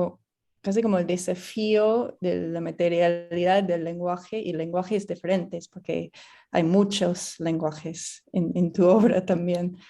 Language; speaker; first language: Spanish; non-native, fluent; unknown